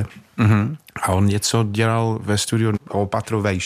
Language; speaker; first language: Czech; non-native, fluent; English